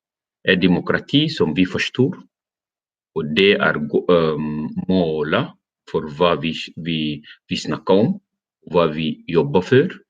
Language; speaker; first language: Norwegian; non-native, learner; Arabic